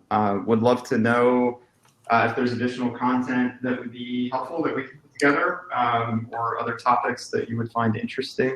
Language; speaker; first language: English; native; English